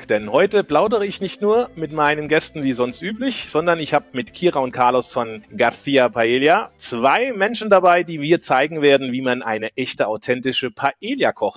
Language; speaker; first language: German; native; German